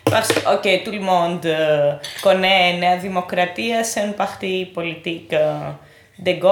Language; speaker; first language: French; non-native, fluent; Greek